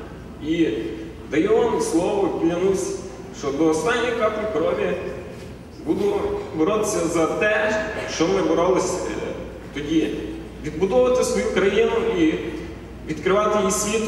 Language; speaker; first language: Ukrainian; native; Ukrainian